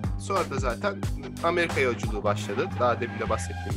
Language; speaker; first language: Turkish; native; Turkish